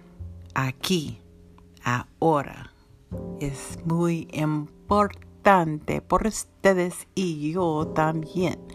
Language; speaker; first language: Spanish; non-native, learner; English